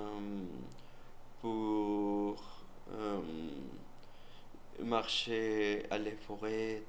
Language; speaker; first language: French; non-native, learner; Spanish